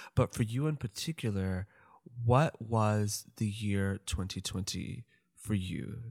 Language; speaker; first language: English; native; English